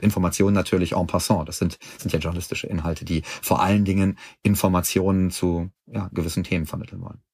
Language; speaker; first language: German; native; German